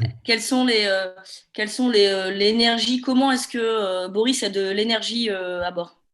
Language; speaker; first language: French; native; French